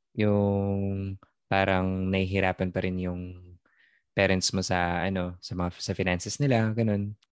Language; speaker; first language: Filipino; native; Filipino